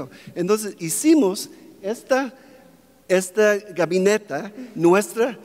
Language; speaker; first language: Spanish; non-native, fluent; English